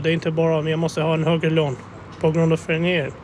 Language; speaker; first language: Swedish; non-native, fluent; Albanian